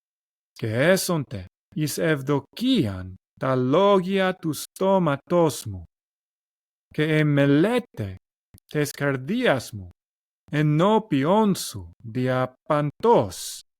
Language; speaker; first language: Greek; non-native, learner; English